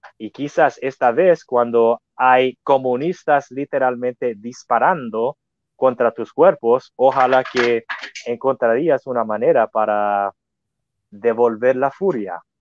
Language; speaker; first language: Spanish; non-native, fluent; English